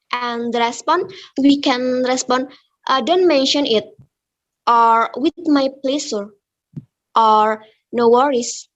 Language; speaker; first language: English; non-native, learner; Indonesian